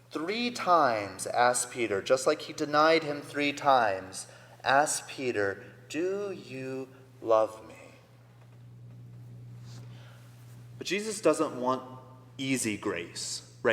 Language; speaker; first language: English; native; English